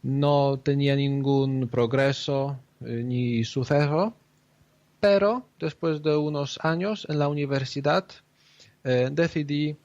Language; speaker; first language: Spanish; non-native, fluent; Polish